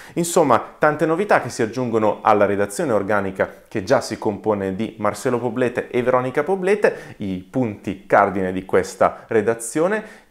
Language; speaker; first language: Italian; native; Italian